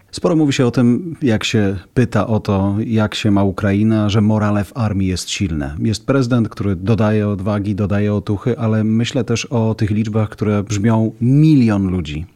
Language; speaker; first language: Polish; native; Polish